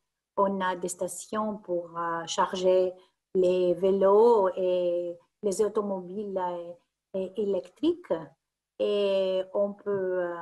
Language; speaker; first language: French; non-native, fluent; Greek